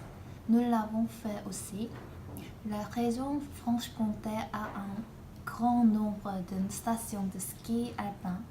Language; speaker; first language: French; non-native, learner; Korean